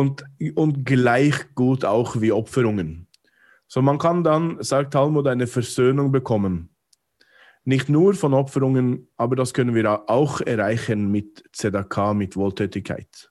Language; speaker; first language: German; non-native, fluent; English